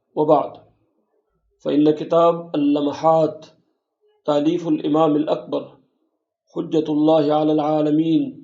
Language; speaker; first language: Arabic; non-native, fluent; Urdu